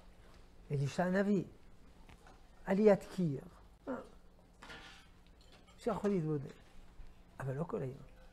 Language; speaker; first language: Hebrew; non-native, fluent; French